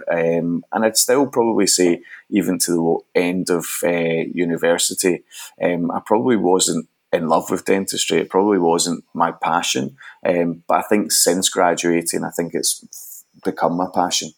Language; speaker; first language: English; native; English